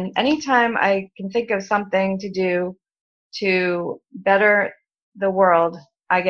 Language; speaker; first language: English; native; English